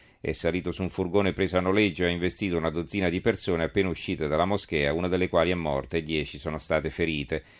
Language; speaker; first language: Italian; native; Italian